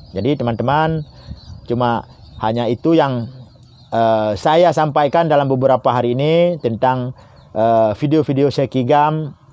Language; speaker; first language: Indonesian; non-native, local second language; Achinese